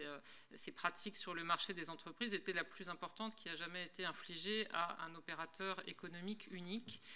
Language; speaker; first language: French; native; French